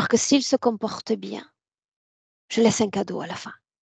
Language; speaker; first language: French; native; French